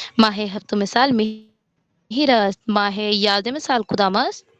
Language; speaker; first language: Persian; non-native, learner; Urdu